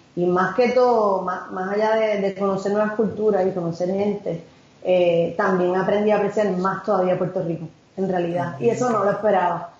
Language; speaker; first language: Spanish; native; Spanish